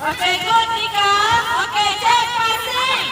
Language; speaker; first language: Malay; native; Malay